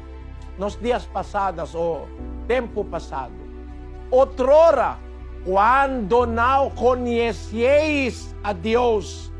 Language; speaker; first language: Portuguese; non-native, local second language; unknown